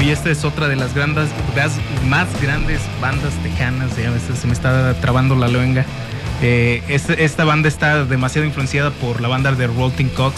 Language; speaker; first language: Spanish; native; Spanish